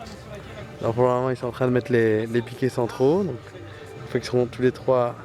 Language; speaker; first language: French; native; French